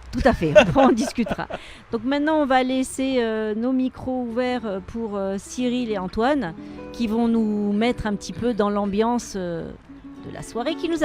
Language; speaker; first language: French; native; French